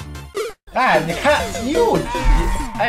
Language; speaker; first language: Chinese; native; Chinese